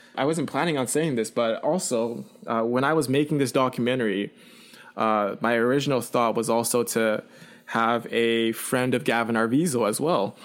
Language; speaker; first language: English; early bilingual, other home language; Chinese